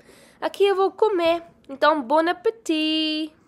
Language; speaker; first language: Portuguese; non-native, learner; Dutch